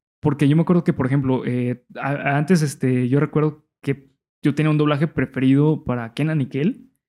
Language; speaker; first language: Spanish; native; Spanish